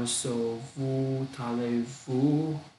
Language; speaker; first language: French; non-native, learner; Vietnamese